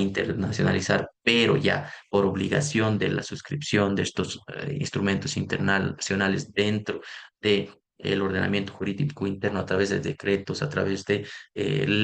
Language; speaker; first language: Spanish; native; Spanish